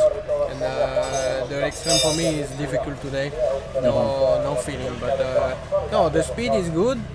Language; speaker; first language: English; non-native, learner; French